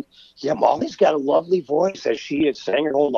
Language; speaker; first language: English; native; English